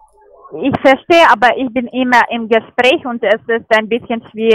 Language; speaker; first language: German; non-native, learner; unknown